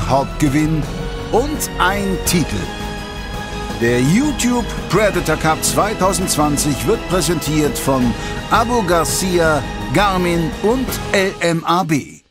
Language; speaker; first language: German; native; German